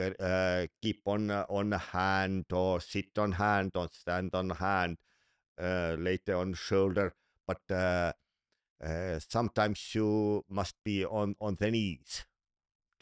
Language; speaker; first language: English; non-native, learner; Estonian